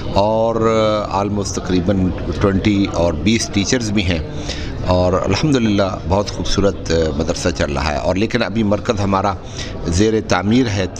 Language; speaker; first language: Urdu; non-native, local second language; Punjabi